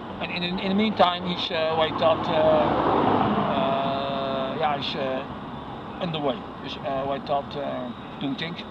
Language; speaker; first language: English; non-native, learner; Dutch